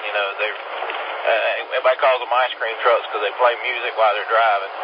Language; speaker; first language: English; native; English